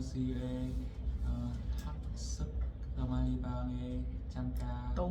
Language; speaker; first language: Korean; non-native, learner; Vietnamese